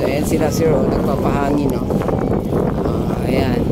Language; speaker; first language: Filipino; native; Filipino